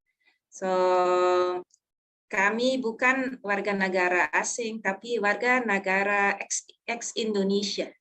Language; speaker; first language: Indonesian; non-native, learner; Dutch